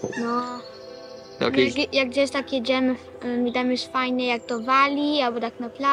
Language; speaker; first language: Polish; early bilingual, heritage; Polish